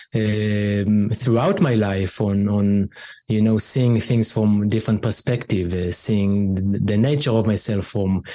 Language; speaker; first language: English; non-native, fluent; Hebrew